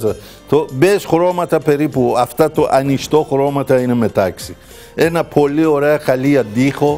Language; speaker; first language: Greek; non-native, learner; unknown